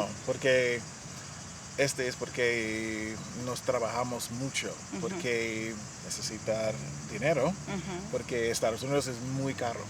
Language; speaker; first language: Spanish; non-native, learner; English